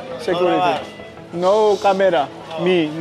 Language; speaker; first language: English; non-native, learner; Georgian